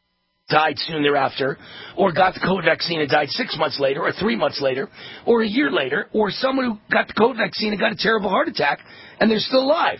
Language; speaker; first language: English; native; English